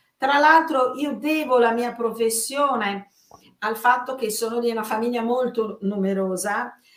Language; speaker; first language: Italian; non-native, fluent; English